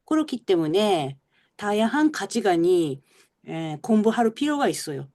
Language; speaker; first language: Korean; non-native, learner; Japanese